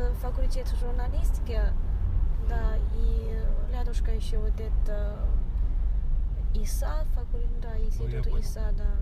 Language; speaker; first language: Russian; non-native, learner; Chinese